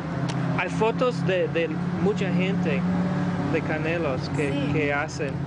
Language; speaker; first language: Spanish; non-native, learner; English